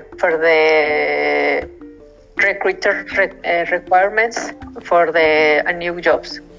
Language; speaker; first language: English; non-native, learner; Spanish